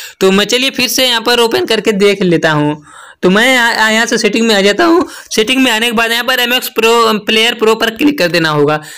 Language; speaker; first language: Hindi; native; Hindi